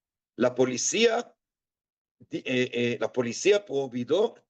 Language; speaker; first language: Spanish; non-native, fluent; Hebrew